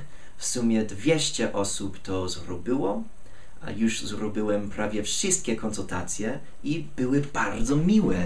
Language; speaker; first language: Polish; non-native, fluent; English